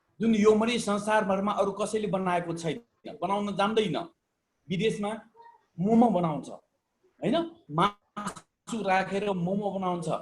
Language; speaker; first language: Nepali; non-native, local second language; Newari